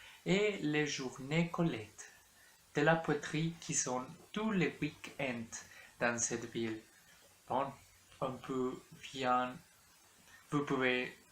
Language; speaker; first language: French; non-native, learner; Spanish